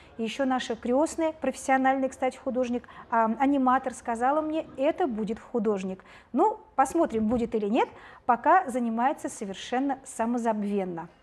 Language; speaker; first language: Russian; native; Russian